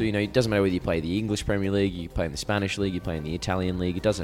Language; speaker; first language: English; native; English